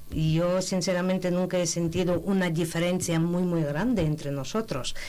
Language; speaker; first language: Spanish; non-native, fluent; Ukrainian